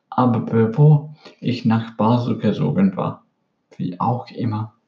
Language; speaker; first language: German; non-native, learner; English